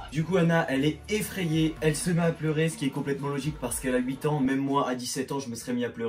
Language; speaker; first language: French; native; French